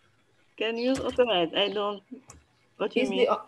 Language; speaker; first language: English; non-native, learner; French